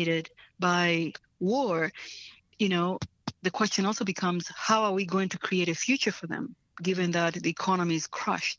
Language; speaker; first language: English; non-native, local second language; Swahili